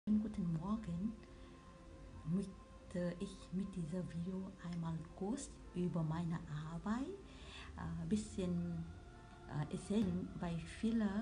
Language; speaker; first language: German; non-native, learner; Vietnamese